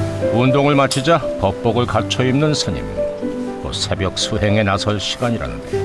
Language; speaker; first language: Korean; native; Korean